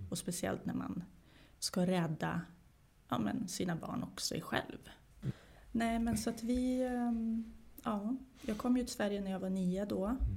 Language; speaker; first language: Swedish; early bilingual, other home language; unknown